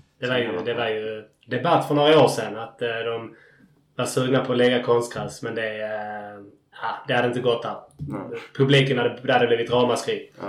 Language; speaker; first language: Swedish; native; Swedish